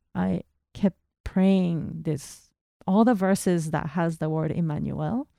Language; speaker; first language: English; non-native, fluent; Japanese